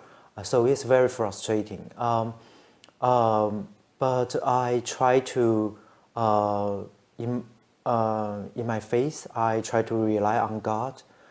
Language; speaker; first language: English; non-native, fluent; Chinese